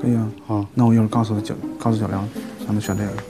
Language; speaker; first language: Chinese; native; Chinese